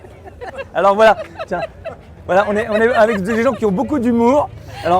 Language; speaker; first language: French; native; French